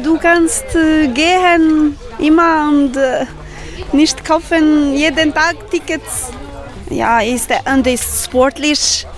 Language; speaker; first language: German; non-native, learner; Albanian